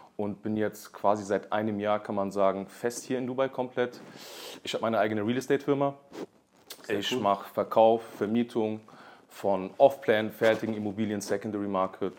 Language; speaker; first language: German; early bilingual, other home language; Kurdish